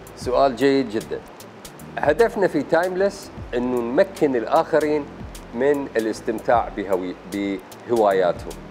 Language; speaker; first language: Arabic; native; Arabic